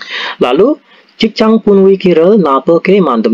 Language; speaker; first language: Korean; non-native, learner; Indonesian